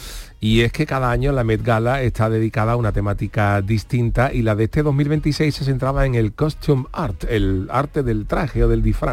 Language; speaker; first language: Spanish; native; Spanish